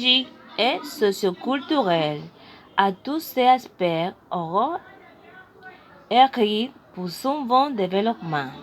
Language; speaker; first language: French; non-native, learner; Spanish